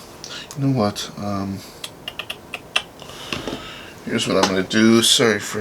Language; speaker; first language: English; native; English